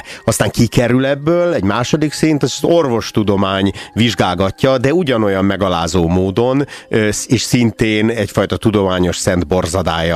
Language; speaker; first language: Hungarian; native; Hungarian